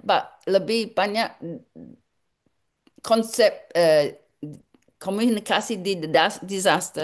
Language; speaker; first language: Indonesian; non-native, learner; English